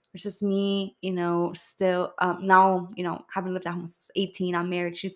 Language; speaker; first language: English; early bilingual, other home language; Spanish